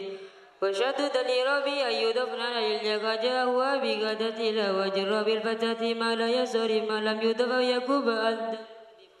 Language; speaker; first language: Arabic; non-native, learner; Indonesian